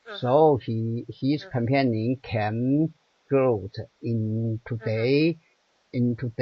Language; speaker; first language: English; non-native, learner; Chinese